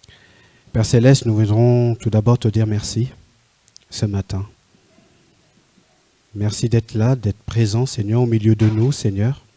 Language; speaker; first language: French; native; French